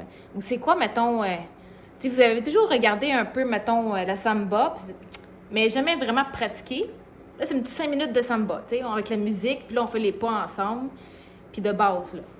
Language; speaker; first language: French; native; French